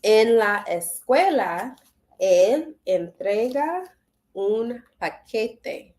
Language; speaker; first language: Spanish; non-native, learner; English